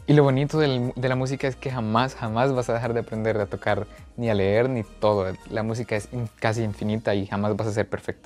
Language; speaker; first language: Spanish; native; Spanish